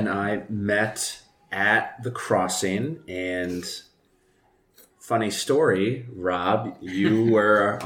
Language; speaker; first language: English; native; English